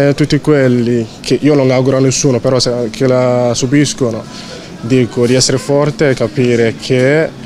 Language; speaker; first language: Italian; non-native, fluent; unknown